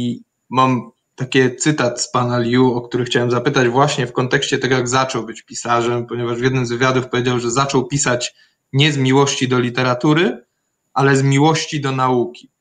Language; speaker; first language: Polish; native; Polish